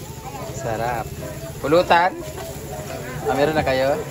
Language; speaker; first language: Filipino; non-native, local second language; Cebuano